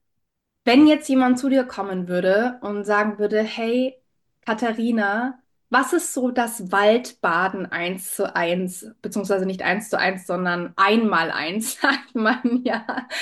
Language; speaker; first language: German; native; German